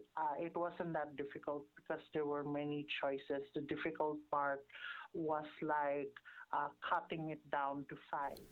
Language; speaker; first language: English; non-native, local second language; Filipino